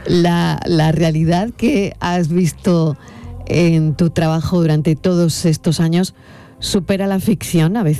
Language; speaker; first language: Spanish; native; Spanish